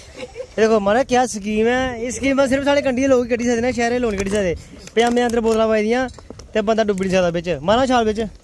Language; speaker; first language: Punjabi; non-native, local second language; Dogri